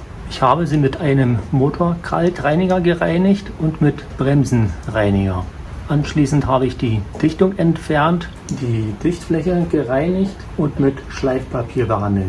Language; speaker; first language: German; native; German